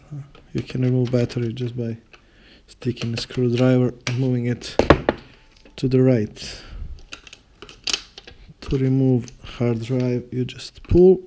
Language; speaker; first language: English; non-native, fluent; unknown